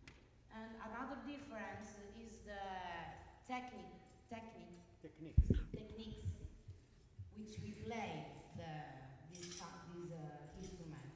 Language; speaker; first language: English; non-native, learner; Italian